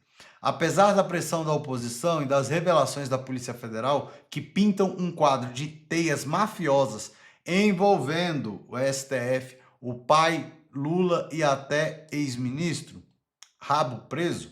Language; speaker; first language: Portuguese; native; Portuguese